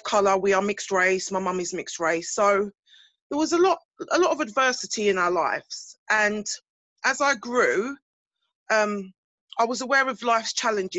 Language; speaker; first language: English; native; English